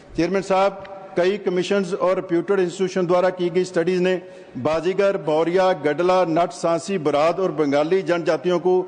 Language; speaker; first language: Hindi; non-native, local second language; Punjabi